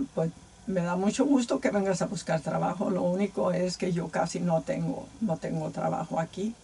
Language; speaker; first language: Spanish; native; Spanish